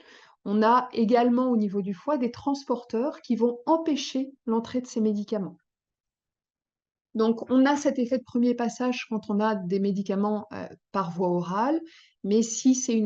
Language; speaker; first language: French; native; French